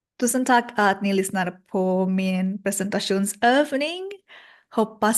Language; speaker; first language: Swedish; non-native, learner; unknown